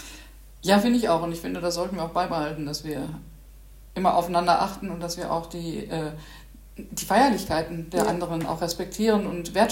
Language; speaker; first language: German; native; German